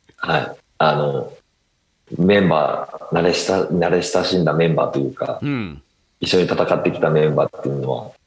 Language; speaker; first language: Japanese; native; Japanese